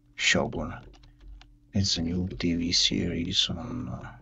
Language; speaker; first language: English; non-native, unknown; Czech